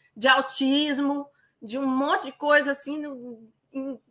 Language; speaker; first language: Portuguese; native; Portuguese